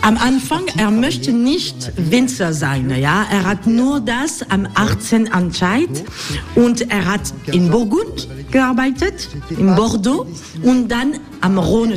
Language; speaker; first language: German; non-native, fluent; French